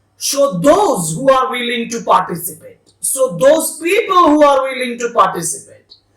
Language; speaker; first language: English; non-native, local second language; Bangla